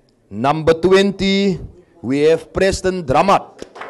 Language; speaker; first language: English; non-native, local second language; Afrikaans